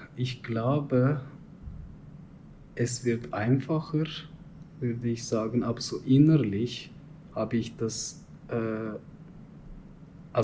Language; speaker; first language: German; non-native, learner; Turkish